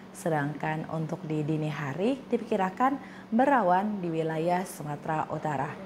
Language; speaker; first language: Indonesian; native; Indonesian